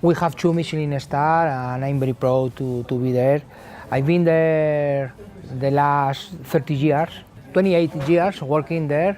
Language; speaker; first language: English; non-native, learner; Spanish